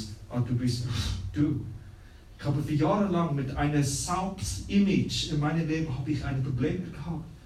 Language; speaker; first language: German; non-native, learner; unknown